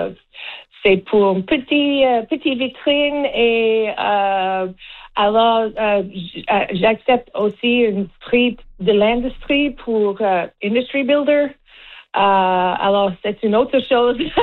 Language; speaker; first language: French; non-native, learner; English